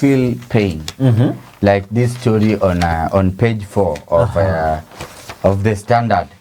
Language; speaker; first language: English; non-native, local second language; Swahili